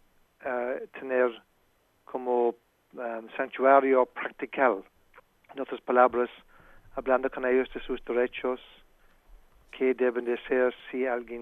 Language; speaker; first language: Spanish; non-native, fluent; English